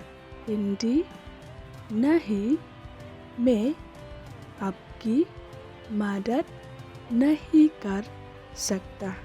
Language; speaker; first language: Hindi; non-native, local second language; Khasi